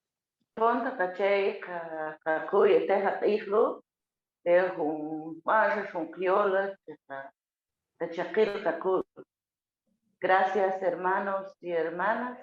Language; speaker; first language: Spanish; non-native, local second language; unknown